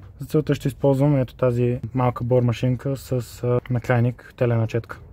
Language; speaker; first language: Bulgarian; native; Bulgarian